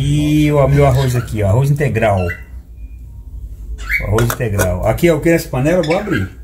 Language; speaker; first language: Portuguese; native; Portuguese